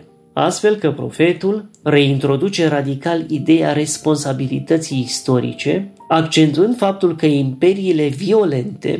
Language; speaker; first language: Romanian; native; Romanian